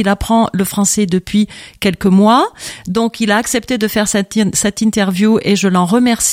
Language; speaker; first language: French; native; French